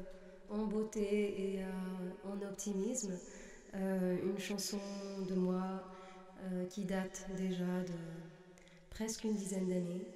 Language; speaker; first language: French; non-native, local second language; Arabic